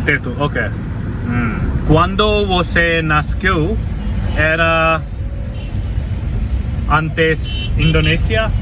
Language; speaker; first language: Portuguese; non-native, learner; Hindi